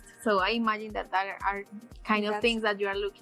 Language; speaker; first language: English; non-native, fluent; Spanish